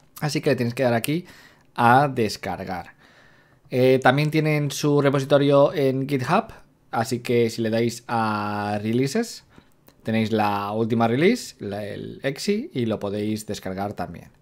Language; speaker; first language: Spanish; native; Spanish